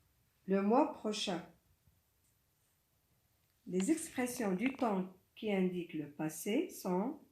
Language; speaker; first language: French; non-native, local second language; Arabic